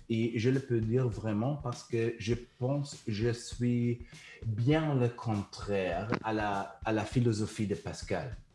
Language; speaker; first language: French; non-native, learner; German